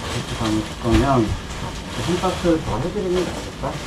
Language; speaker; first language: Korean; native; Korean